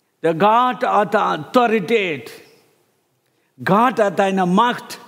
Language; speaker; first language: German; non-native, fluent; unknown